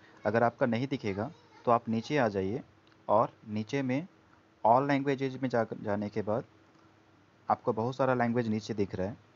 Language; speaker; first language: Hindi; native; Hindi